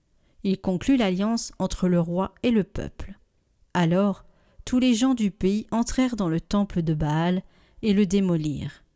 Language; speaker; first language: French; native; French